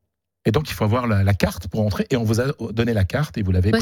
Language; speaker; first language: French; native; French